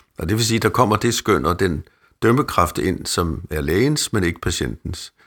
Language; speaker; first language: Danish; native; Danish